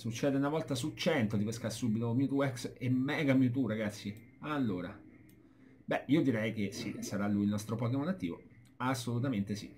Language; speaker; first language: Italian; native; Italian